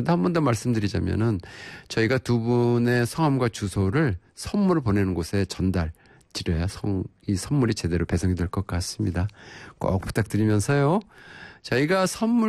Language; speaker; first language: Korean; native; Korean